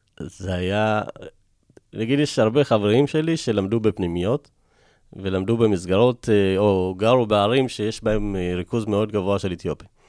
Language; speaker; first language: Hebrew; early bilingual, other home language; Amharic